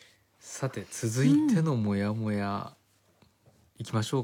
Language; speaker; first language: Japanese; native; Japanese